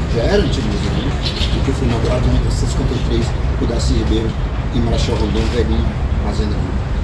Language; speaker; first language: Portuguese; non-native, local second language; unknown